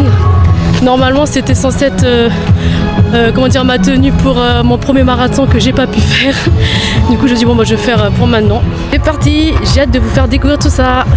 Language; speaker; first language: French; native; French